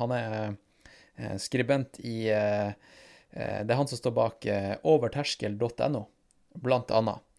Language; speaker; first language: Norwegian; native; Norwegian